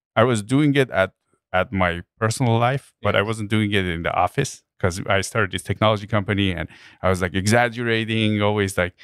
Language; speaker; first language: English; non-native, fluent; Persian